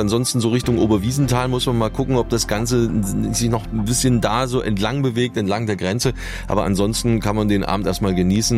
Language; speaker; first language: German; native; German